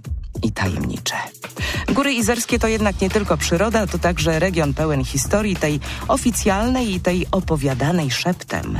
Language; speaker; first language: Polish; native; Polish